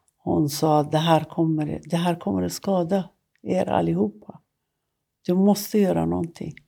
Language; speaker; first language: Swedish; non-native, fluent; Persian